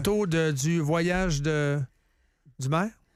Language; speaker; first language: French; native; French